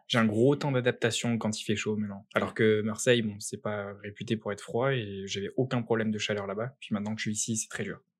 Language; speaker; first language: French; native; French